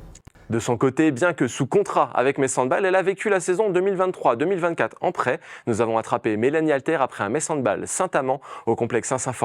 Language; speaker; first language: French; native; French